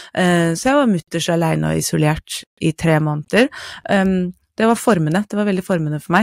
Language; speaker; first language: Norwegian; non-native, fluent; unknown